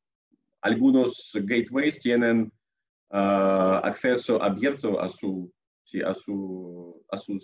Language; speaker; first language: Spanish; non-native, fluent; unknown